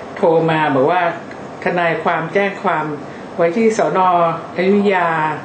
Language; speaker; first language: Thai; native; Thai